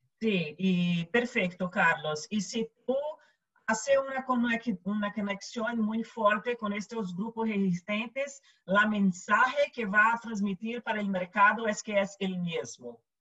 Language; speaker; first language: Spanish; non-native, learner; Portuguese